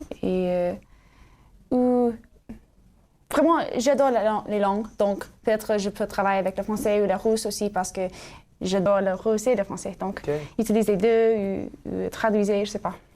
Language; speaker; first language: French; non-native, learner; English